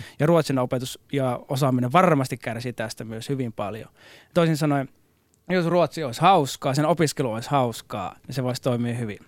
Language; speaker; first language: Finnish; native; Finnish